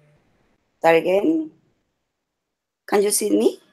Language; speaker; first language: English; non-native, learner; Spanish